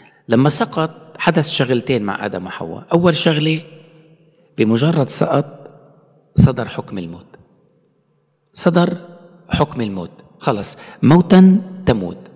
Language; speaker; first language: Arabic; native; Arabic